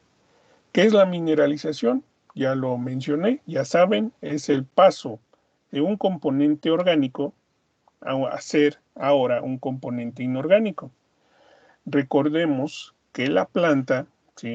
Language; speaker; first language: Spanish; native; Spanish